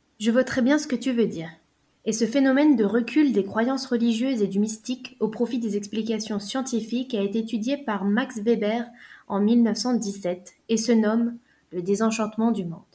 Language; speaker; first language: French; native; French